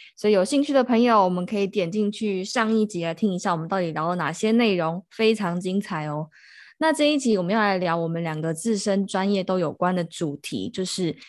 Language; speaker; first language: Chinese; native; Chinese